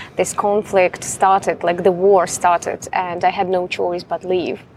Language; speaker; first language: English; non-native, fluent; Russian